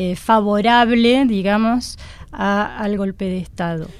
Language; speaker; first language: Spanish; non-native, fluent; French